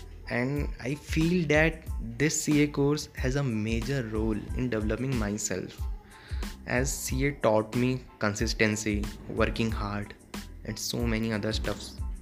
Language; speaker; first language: English; non-native, local second language; Hindi